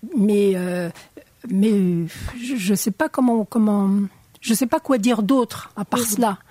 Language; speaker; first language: French; non-native, local second language; Arabic